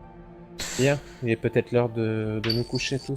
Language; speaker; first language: French; native; French